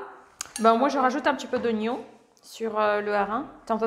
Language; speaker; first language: French; non-native, fluent; Ukrainian